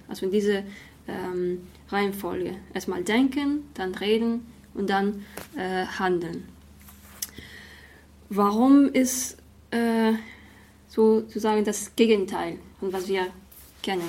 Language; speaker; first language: German; non-native, fluent; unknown